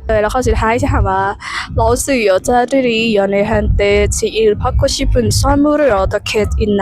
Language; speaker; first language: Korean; non-native, learner; Lao